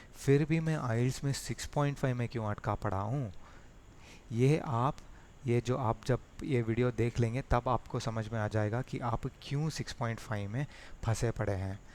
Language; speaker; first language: Hindi; native; Hindi